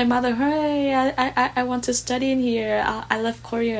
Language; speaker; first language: English; non-native, learner; Vietnamese